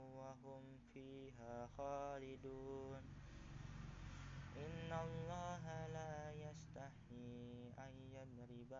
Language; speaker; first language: Arabic; non-native, learner; Indonesian